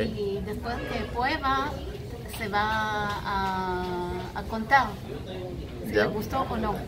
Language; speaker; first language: Spanish; non-native, fluent; Hebrew